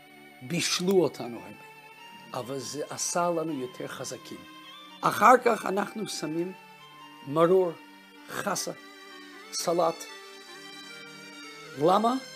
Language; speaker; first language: Hebrew; non-native, fluent; Russian